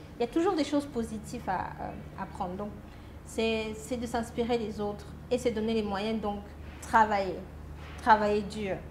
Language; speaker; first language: French; non-native, local second language; Lingala